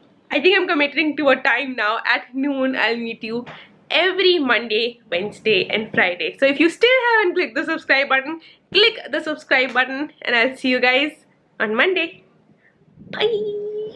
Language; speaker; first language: English; non-native, local second language; Hindi